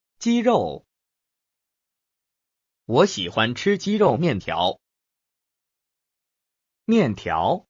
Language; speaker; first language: Chinese; non-native, learner; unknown